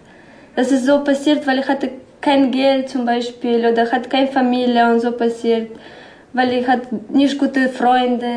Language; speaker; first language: German; non-native, learner; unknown